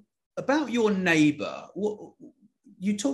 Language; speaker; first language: English; native; English